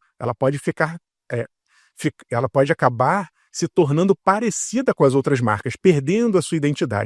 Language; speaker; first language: Portuguese; native; Portuguese